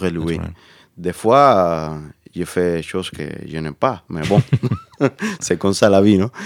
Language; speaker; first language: French; non-native, learner; Spanish